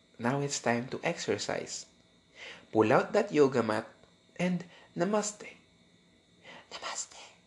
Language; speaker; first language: English; non-native, local second language; Filipino